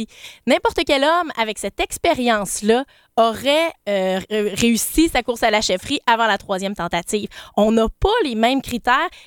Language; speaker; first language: French; native; French